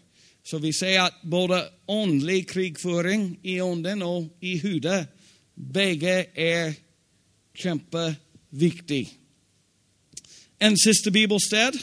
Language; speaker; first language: Swedish; non-native, fluent; English